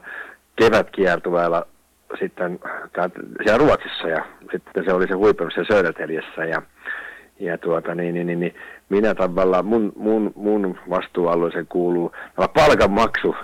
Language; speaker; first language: Finnish; native; Finnish